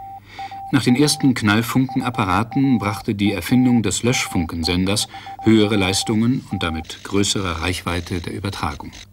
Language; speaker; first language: German; native; German